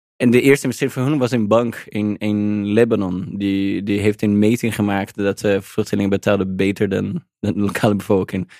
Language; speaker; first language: Dutch; non-native, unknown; Portuguese